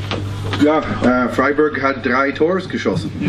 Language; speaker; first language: German; non-native, fluent; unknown